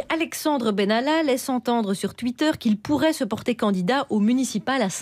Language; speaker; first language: French; native; French